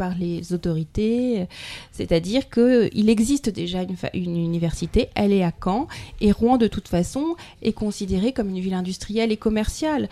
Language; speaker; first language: French; native; French